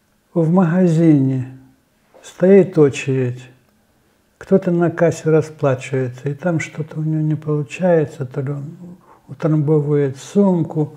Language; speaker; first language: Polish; non-native, learner; Russian